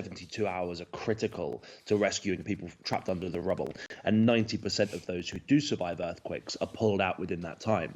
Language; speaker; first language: English; native; English